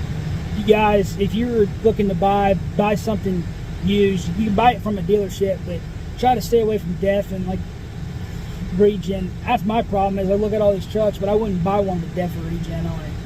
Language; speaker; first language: English; native; English